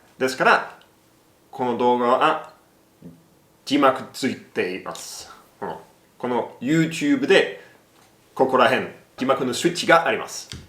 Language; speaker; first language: Japanese; non-native, learner; English